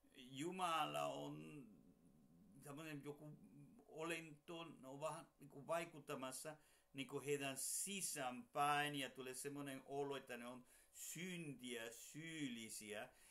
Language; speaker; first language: Finnish; non-native, fluent; Spanish